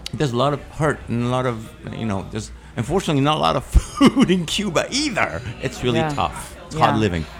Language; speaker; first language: English; non-native, fluent; Spanish